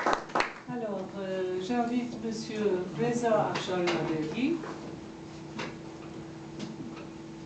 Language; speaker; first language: French; non-native, fluent; Persian